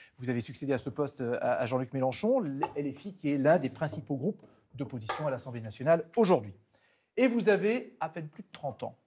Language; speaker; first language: French; native; French